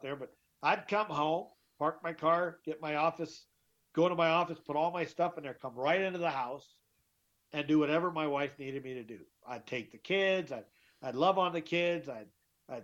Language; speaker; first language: English; native; English